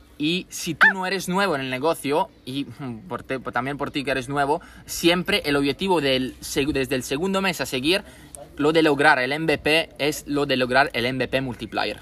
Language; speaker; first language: Spanish; non-native, fluent; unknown